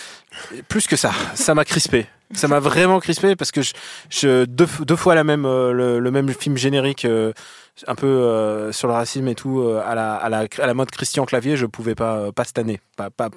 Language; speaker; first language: French; native; French